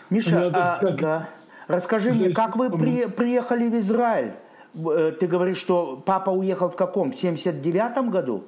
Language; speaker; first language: Russian; native; Russian